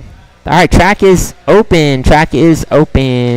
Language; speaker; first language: English; native; English